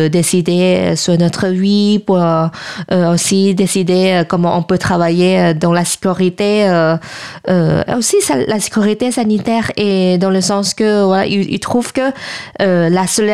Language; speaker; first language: French; non-native, fluent; Thai